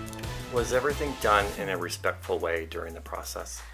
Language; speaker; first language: English; native; English